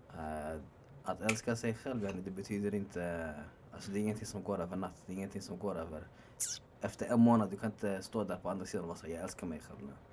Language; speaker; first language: Swedish; early bilingual, other home language; Arabic